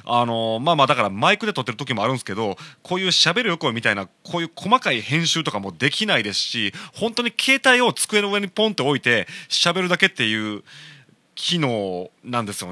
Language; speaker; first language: Japanese; native; Japanese